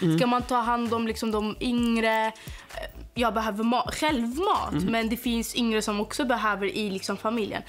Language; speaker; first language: Swedish; non-native, fluent; Arabic